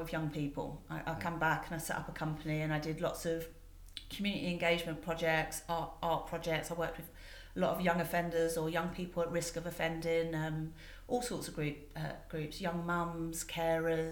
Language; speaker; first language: English; native; English